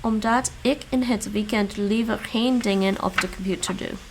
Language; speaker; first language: Dutch; non-native, learner; English